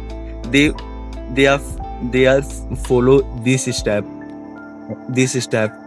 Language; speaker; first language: English; non-native, learner; Hindi